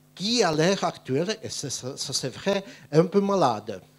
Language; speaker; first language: French; non-native, fluent; Czech